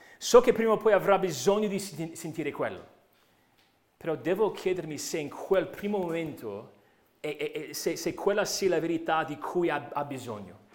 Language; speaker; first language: Italian; non-native, fluent; English